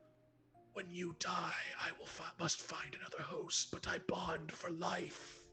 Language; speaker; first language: English; native; English